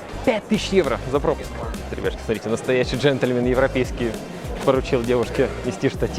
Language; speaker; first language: Russian; native; Russian